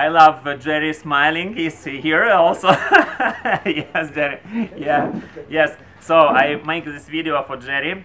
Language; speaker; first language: English; non-native, learner; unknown